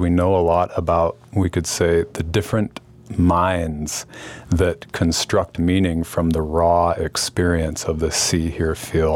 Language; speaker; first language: English; native; English